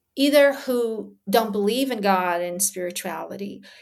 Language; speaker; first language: English; early bilingual, other home language; Portuguese